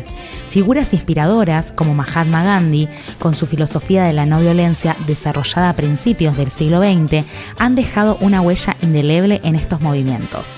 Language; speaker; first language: Spanish; native; Spanish